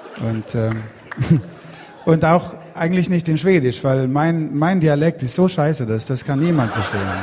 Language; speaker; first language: German; non-native, fluent; Swedish